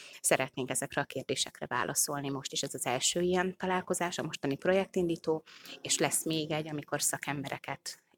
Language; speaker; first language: Hungarian; native; Hungarian